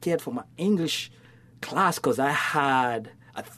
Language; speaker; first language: English; non-native, local second language; Kikuyu